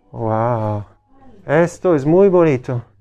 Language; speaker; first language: Spanish; non-native, learner; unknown